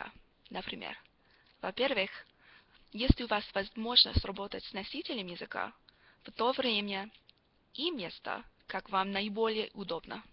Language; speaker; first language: Russian; non-native, fluent; English